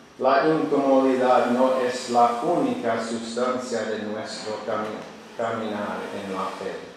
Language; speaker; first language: Spanish; non-native, learner; English